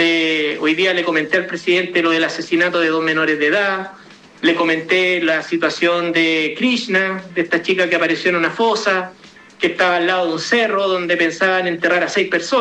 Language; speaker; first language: Spanish; native; Spanish